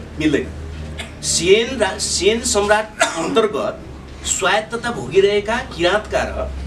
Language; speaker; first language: Nepali; non-native, local second language; Eastern Tamang